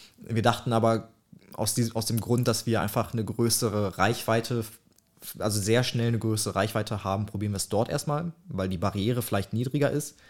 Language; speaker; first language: German; early bilingual, other home language; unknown